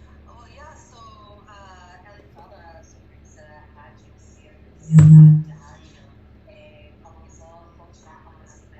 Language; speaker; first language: Portuguese; non-native, learner; English